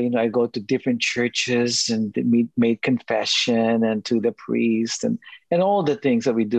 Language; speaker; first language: English; non-native, local second language; Filipino